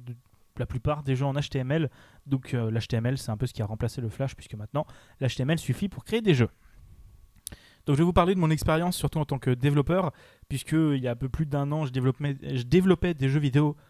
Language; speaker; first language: French; native; French